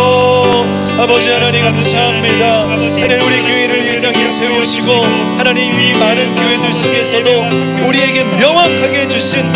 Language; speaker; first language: Korean; native; Korean